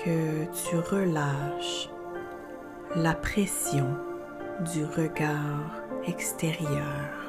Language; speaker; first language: French; native; French